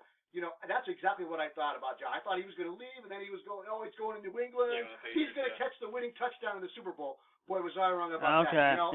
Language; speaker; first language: English; native; English